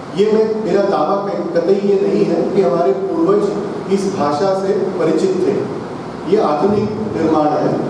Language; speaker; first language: Hindi; non-native, local second language; Tamil